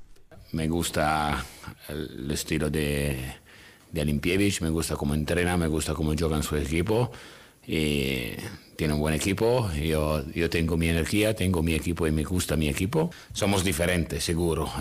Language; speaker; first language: Spanish; non-native, fluent; Italian